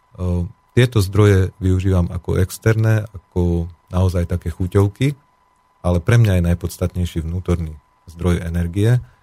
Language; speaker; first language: Slovak; native; Slovak